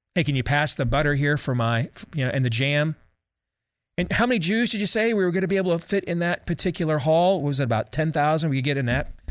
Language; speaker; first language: English; native; English